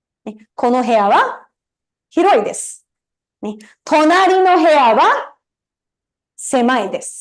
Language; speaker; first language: Japanese; non-native, fluent; Tamil